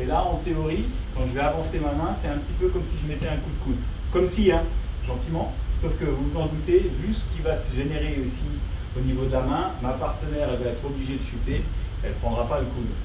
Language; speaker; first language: French; native; French